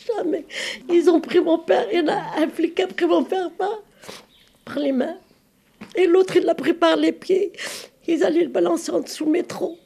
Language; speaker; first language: French; early bilingual, other home language; Arabic